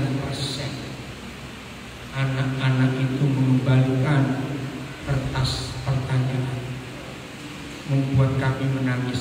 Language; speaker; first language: Indonesian; native; Indonesian